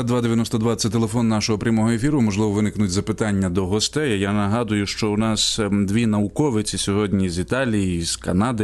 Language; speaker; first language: Ukrainian; native; Ukrainian